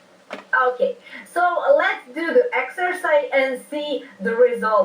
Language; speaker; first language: English; non-native, fluent; Serbian